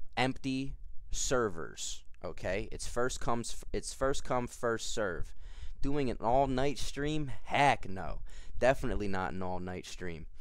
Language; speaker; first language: English; native; English